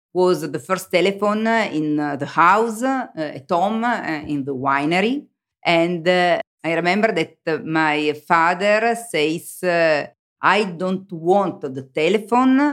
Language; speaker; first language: English; non-native, learner; Italian